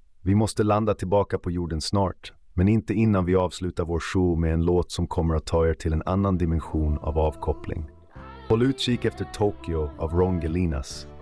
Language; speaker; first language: Swedish; native; Swedish